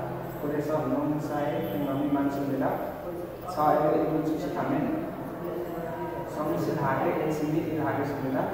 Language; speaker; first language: Korean; non-native, learner; Nepali